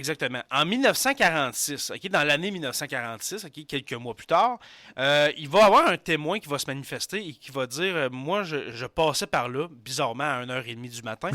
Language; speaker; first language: French; native; French